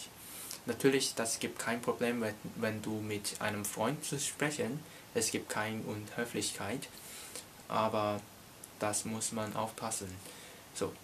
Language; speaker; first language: German; non-native, learner; Cantonese